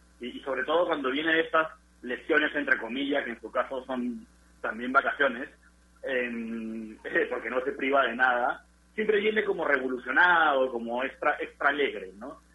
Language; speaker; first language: Spanish; native; Spanish